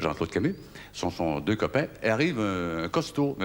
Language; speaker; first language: French; native; French